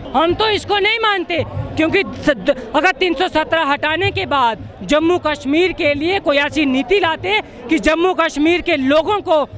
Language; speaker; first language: Hindi; native; Hindi